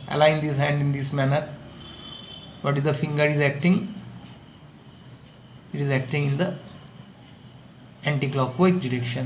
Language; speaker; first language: English; non-native, local second language; Bangla